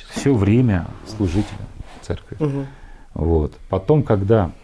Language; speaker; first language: Russian; native; Russian